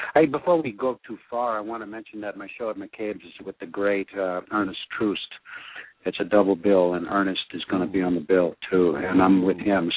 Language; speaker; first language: English; early bilingual, other home language; French